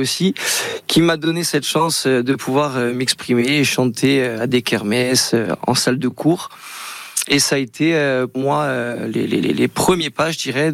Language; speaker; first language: French; native; French